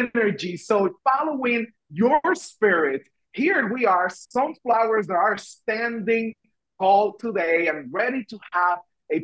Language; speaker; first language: English; non-native, fluent; Spanish